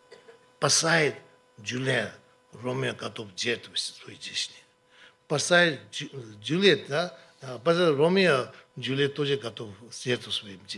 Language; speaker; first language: Russian; non-native, learner; Tibetan